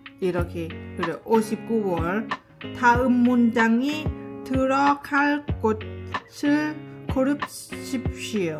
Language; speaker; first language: Korean; non-native, learner; Lao